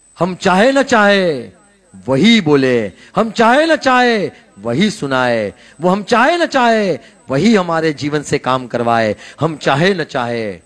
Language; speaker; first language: Hindi; non-native, local second language; Gujarati